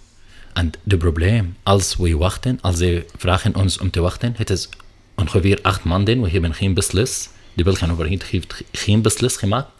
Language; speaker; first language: Dutch; non-native, learner; Arabic